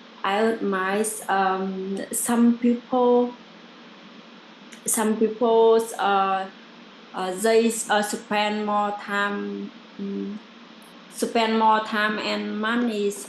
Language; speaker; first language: English; non-native, learner; Vietnamese